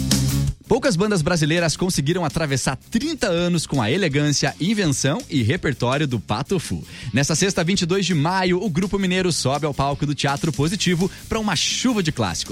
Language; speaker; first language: Portuguese; native; Portuguese